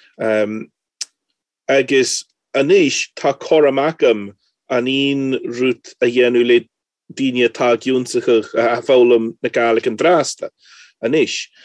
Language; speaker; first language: Irish; non-native, fluent; English